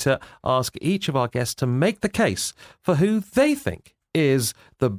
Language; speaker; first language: English; native; English